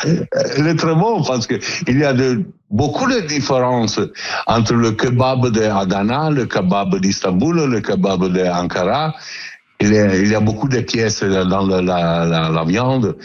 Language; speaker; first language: French; non-native, learner; Italian